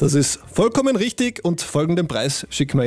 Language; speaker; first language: German; native; German